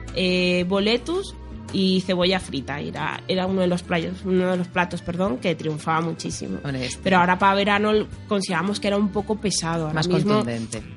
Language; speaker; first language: Spanish; native; Spanish